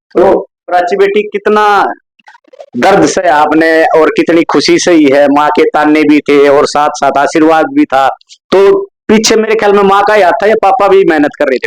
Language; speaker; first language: Hindi; native; Hindi